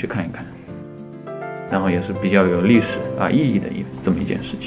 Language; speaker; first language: Chinese; native; Chinese